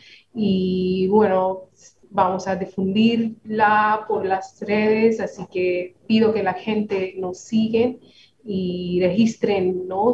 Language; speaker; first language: Spanish; non-native, fluent; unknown